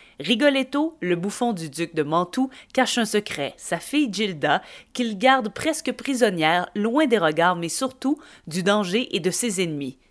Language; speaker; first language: French; native; French